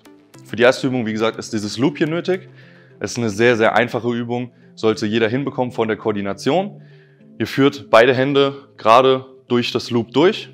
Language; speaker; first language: German; native; German